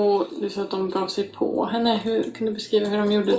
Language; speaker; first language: Swedish; native; Swedish